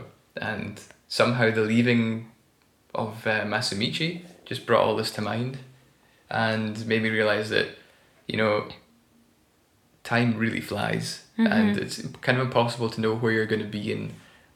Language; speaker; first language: English; native; English